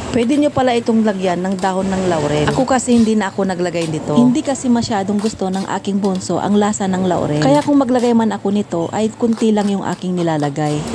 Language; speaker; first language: Filipino; non-native, local second language; Iloko